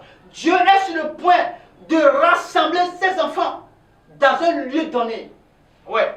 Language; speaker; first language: French; non-native, local second language; Ewe